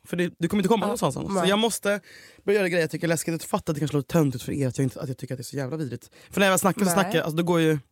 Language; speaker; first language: Swedish; native; Swedish